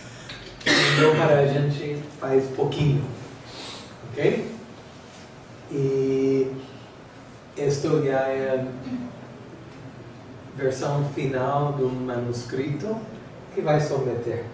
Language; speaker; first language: Portuguese; non-native, fluent; English